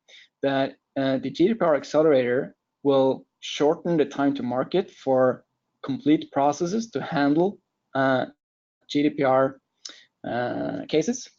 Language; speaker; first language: English; non-native, fluent; Norwegian